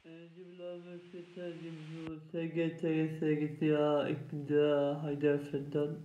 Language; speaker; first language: German; non-native, learner; Turkish